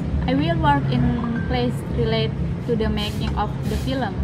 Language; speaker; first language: English; non-native, learner; Indonesian